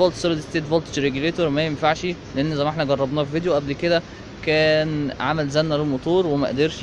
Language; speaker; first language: Arabic; native; Arabic